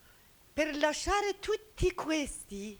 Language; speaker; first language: Italian; non-native, learner; Persian